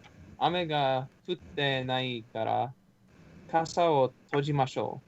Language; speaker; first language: Japanese; non-native, learner; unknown